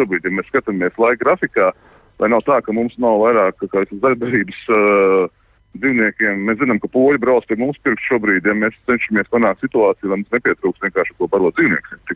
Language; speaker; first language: Latvian; native; Latvian